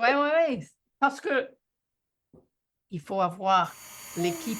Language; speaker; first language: French; non-native, fluent; English